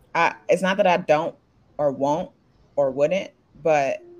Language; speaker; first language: English; native; English